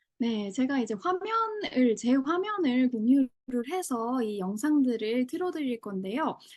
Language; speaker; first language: Korean; native; Korean